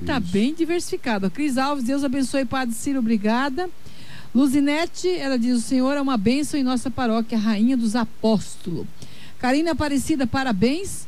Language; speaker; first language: Portuguese; native; Portuguese